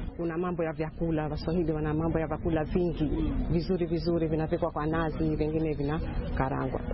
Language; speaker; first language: Swahili; native; Swahili